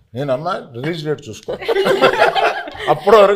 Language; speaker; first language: Telugu; native; Telugu